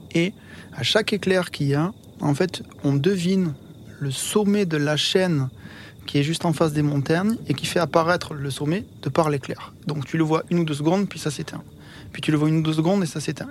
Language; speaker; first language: French; native; French